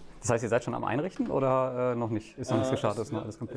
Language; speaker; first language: German; native; German